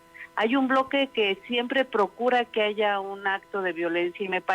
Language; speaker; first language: Spanish; native; Spanish